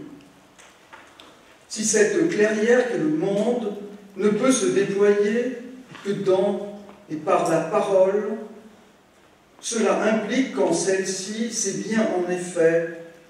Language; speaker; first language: French; native; French